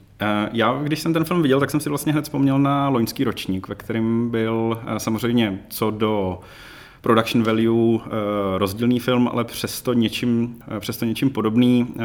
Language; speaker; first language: Czech; native; Czech